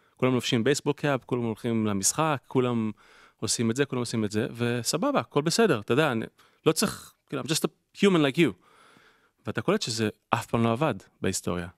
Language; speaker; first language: Hebrew; native; Hebrew